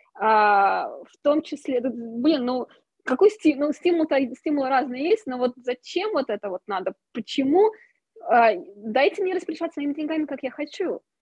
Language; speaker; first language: Russian; native; Russian